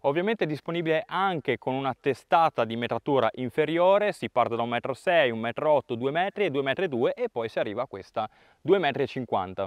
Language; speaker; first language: Italian; native; Italian